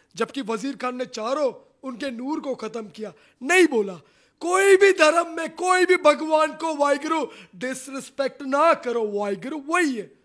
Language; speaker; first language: Hindi; non-native, local second language; Punjabi